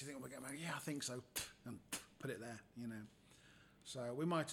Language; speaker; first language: English; native; English